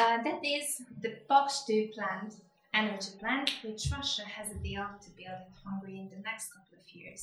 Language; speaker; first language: English; non-native, fluent; Hungarian